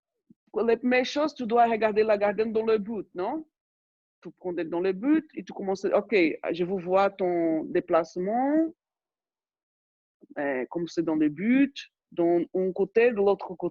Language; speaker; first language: French; non-native, fluent; Portuguese